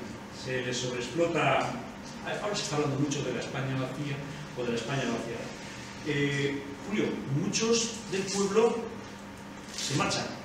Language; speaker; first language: Spanish; native; Spanish